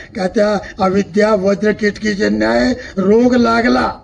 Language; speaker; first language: Hindi; non-native, local second language; Marathi